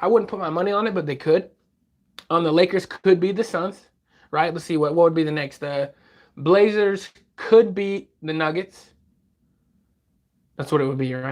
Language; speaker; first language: English; native; English